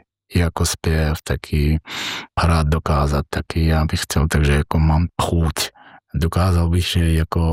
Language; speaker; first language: Czech; non-native, fluent; Georgian